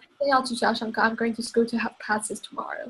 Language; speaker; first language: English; non-native, fluent; Chinese